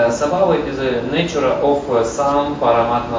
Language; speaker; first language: English; non-native, learner; Russian